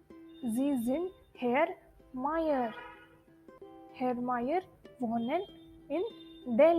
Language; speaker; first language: German; non-native, learner; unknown